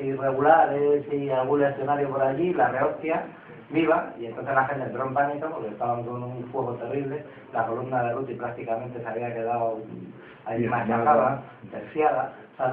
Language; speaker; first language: Spanish; native; Spanish